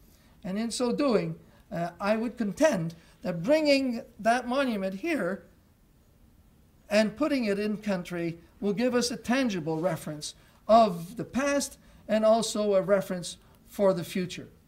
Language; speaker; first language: English; non-native, local second language; French